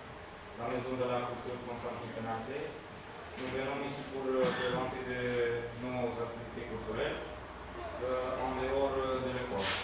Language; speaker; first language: French; non-native, learner; Romanian